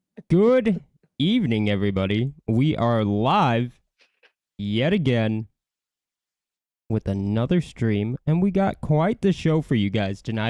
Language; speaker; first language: English; native; English